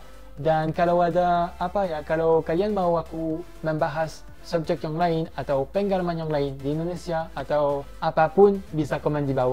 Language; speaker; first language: Indonesian; non-native, fluent; French